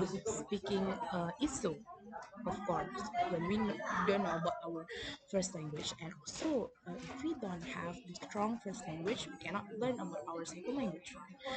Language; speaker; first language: English; non-native, learner; Indonesian